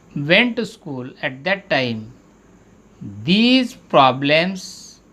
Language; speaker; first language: English; non-native, local second language; Marathi